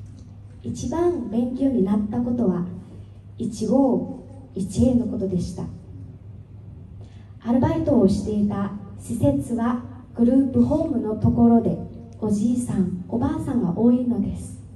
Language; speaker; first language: Japanese; non-native, fluent; Vietnamese